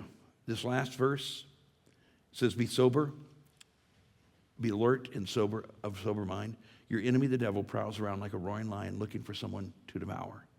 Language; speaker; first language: English; native; English